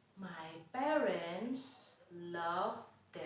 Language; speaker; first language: English; non-native, fluent; Indonesian